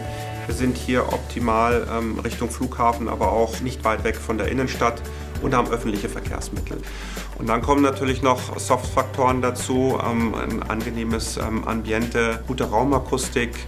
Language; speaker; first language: German; native; German